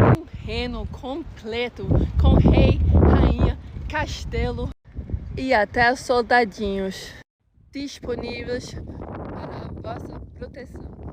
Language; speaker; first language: Portuguese; non-native, fluent; Danish